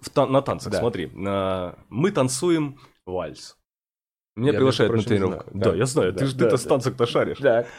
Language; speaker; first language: Russian; native; Russian